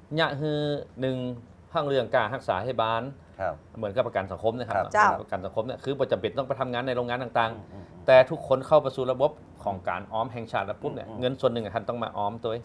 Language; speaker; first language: Thai; native; Thai